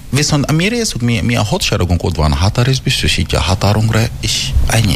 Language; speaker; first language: Hungarian; non-native, fluent; Arabic